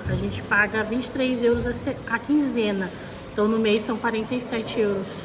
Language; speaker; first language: Portuguese; native; Portuguese